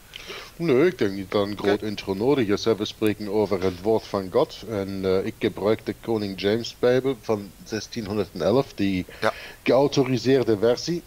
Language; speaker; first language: Dutch; non-native, fluent; German